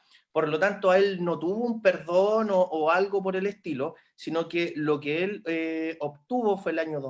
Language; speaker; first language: Spanish; native; Spanish